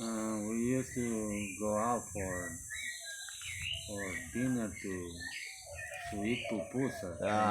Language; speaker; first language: English; non-native, learner; Spanish